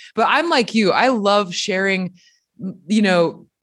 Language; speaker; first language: English; early bilingual, other home language; Spanish